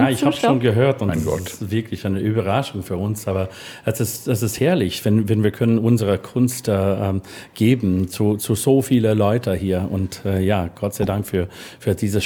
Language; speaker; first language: German; non-native, learner; English